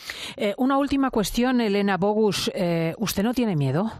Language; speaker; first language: Spanish; native; Spanish